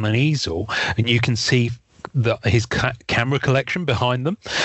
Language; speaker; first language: English; native; English